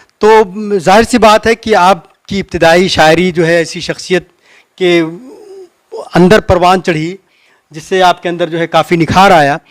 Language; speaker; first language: Urdu; native; Urdu